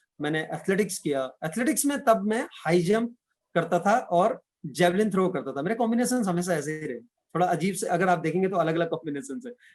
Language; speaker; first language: Hindi; non-native, local second language; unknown